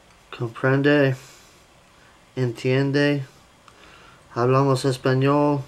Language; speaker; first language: Spanish; non-native, learner; English